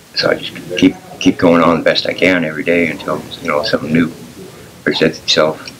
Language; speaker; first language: English; native; English